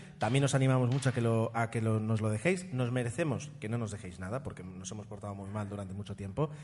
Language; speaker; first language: Spanish; non-native, fluent; Italian